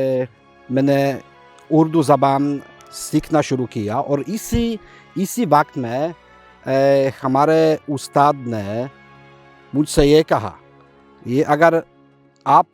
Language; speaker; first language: Hindi; non-native, fluent; Polish